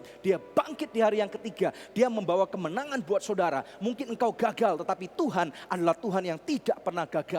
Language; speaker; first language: Indonesian; native; Indonesian